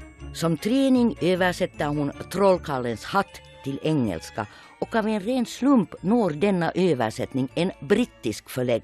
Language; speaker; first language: Swedish; native; Swedish